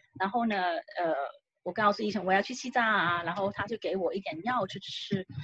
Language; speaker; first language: Chinese; non-native, local second language; Cantonese